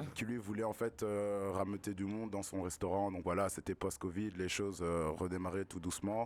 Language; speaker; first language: French; native; French